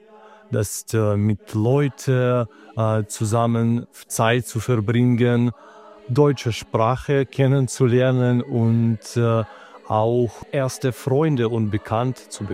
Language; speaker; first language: German; non-native, learner; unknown